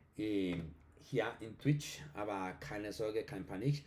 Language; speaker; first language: German; non-native, learner; Spanish